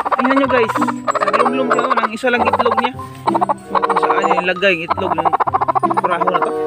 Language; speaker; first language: Filipino; non-native, local second language; Cebuano